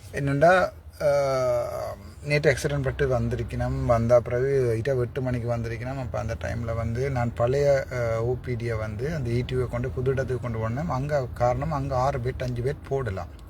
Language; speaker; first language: Tamil; native; Tamil